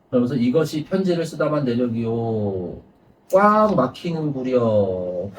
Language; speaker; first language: Korean; native; Korean